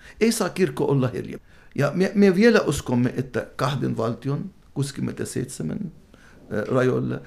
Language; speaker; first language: Finnish; non-native, fluent; Arabic